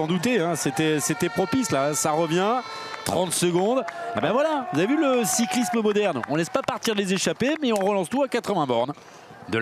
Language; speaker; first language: French; native; French